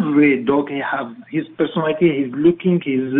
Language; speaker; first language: English; non-native, learner; French